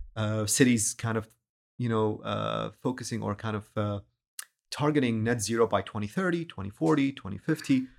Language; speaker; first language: English; non-native, fluent; Arabic